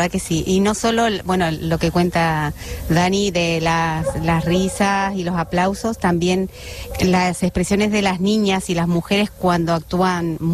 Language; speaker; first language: Catalan; non-native, learner; Spanish